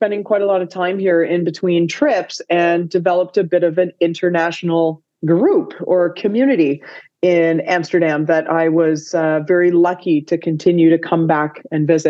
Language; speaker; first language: English; native; English